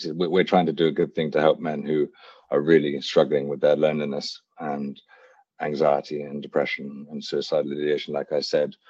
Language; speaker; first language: English; native; English